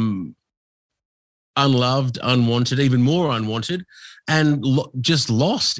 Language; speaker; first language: English; native; English